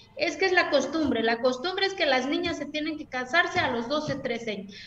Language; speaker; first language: Spanish; non-native, local second language; Zapotec